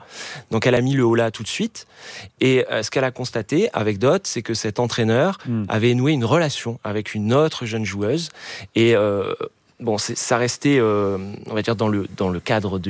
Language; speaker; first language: French; native; French